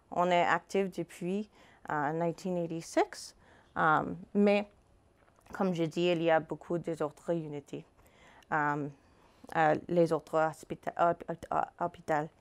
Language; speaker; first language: French; non-native, fluent; English